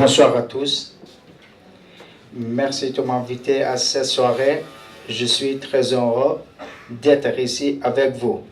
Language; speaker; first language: French; non-native, fluent; Central Kurdish